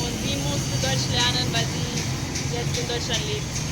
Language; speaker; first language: German; non-native, fluent; French